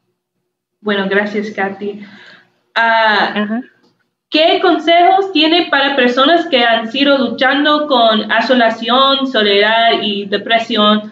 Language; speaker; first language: Spanish; non-native, learner; English